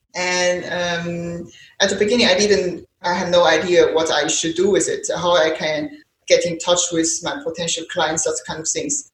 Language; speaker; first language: English; non-native, fluent; Chinese